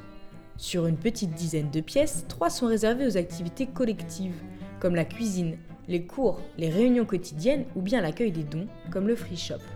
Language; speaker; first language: French; native; French